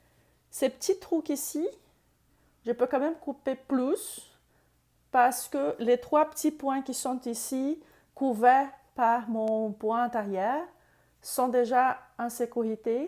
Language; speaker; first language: French; non-native, fluent; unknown